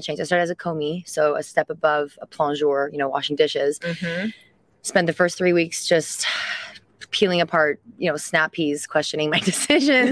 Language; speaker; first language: English; early bilingual, other home language; French